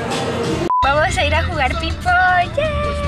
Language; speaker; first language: Spanish; native; Spanish